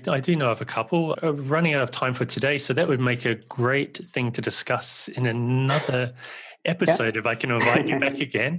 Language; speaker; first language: English; native; English